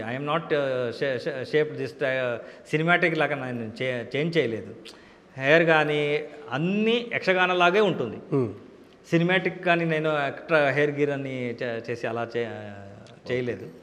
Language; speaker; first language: Telugu; non-native, local second language; Kannada